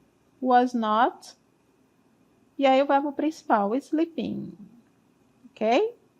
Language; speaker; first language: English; non-native, fluent; Portuguese